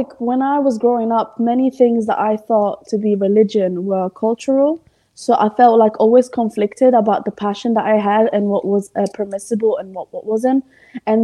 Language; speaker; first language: English; non-native, fluent; Italian